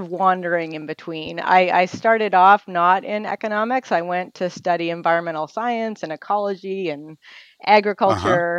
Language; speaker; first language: English; native; English